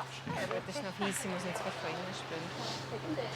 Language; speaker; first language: German; native; German